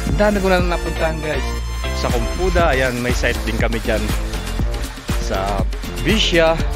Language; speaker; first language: Filipino; non-native, local second language; Pampanga